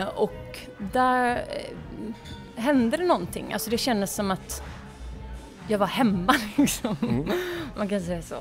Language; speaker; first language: Swedish; early bilingual, other home language; Polish